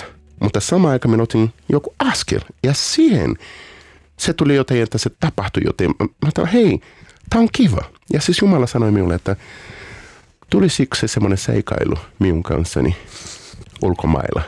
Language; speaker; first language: Finnish; non-native, fluent; Portuguese